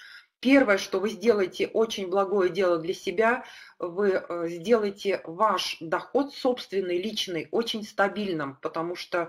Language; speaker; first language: Russian; native; Russian